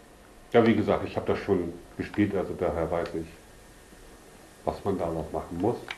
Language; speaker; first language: German; native; German